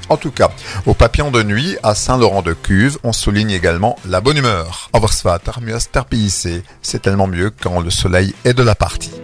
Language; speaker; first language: French; native; French